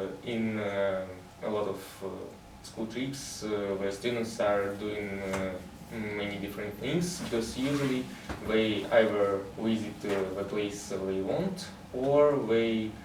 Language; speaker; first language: English; non-native, fluent; Russian